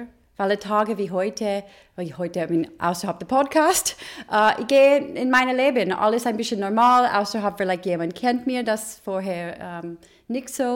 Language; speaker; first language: German; non-native, learner; English